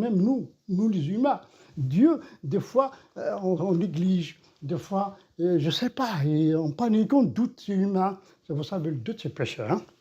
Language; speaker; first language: French; non-native, local second language; Kabyle